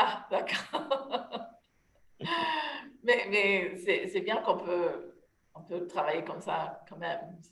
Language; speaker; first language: French; non-native, fluent; English